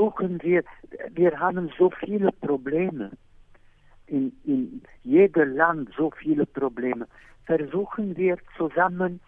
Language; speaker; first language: German; non-native, fluent; Arabic